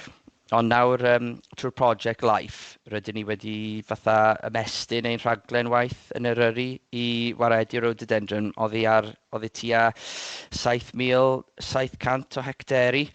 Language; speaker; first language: Welsh; native; Welsh